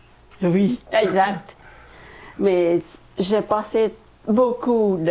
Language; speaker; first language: French; non-native, fluent; Khmer